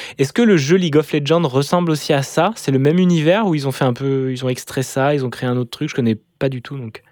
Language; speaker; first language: French; native; French